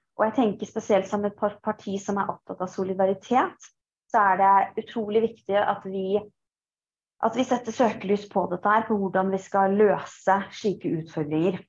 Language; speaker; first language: Norwegian; early bilingual, other home language; Persian